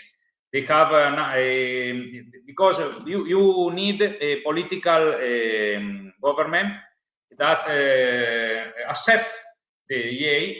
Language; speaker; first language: English; non-native, learner; Italian